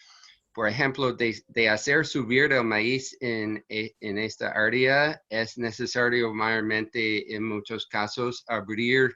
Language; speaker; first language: Spanish; non-native, fluent; English